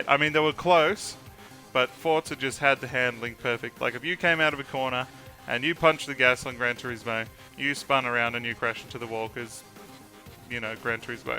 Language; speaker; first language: English; native; English